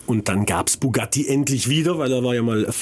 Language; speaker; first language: German; native; German